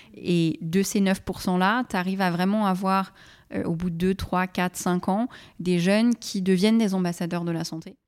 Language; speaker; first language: French; non-native, local second language; Arabic